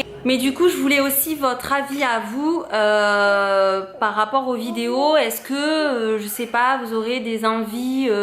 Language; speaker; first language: French; native; French